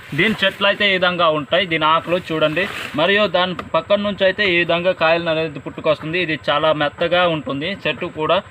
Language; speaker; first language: Telugu; non-native, local second language; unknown